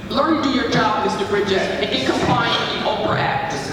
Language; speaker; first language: English; native; English